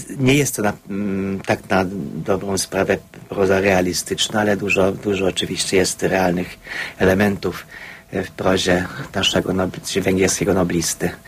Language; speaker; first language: Polish; non-native, fluent; Hungarian